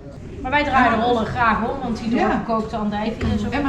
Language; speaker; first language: Dutch; native; Dutch